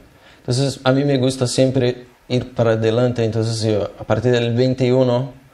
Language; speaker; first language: Spanish; non-native, fluent; Portuguese